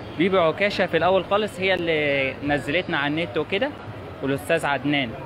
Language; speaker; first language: Egyptian Arabic; native; Egyptian Arabic